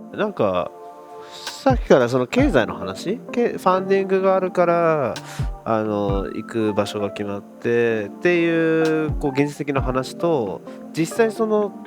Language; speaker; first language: Japanese; native; Japanese